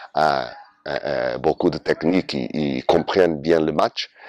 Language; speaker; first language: French; non-native, learner; Portuguese